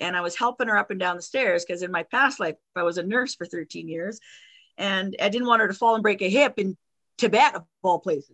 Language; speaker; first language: English; non-native, fluent; French